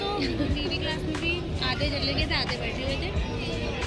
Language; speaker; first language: Hindi; native; Hindi